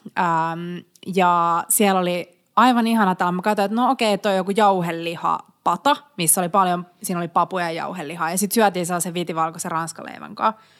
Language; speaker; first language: Finnish; native; Finnish